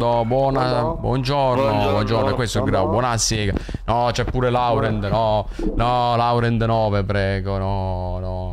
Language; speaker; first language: Italian; native; Italian